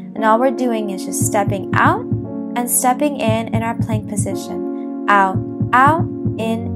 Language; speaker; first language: English; native; English